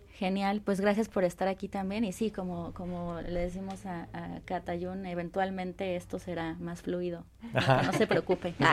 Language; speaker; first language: Spanish; native; Spanish